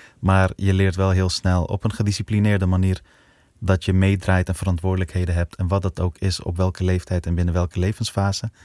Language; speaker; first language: Dutch; early bilingual, other home language; Persian